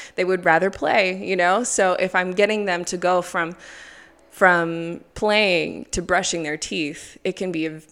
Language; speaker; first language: English; native; English